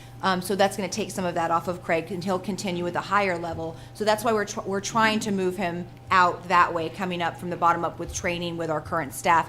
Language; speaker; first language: English; native; English